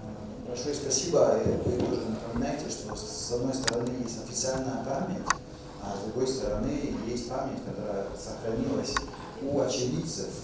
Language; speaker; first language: Russian; non-native, fluent; French